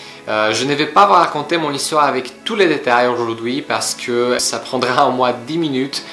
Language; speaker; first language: French; non-native, fluent; Polish